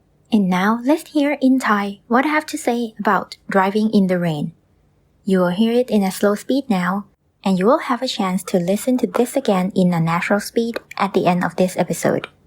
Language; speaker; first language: English; non-native, fluent; Thai